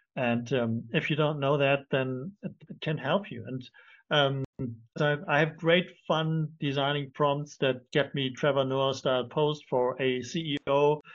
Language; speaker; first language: English; non-native, fluent; German